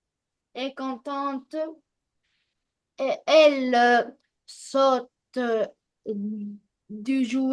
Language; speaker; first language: French; non-native, learner; Arabic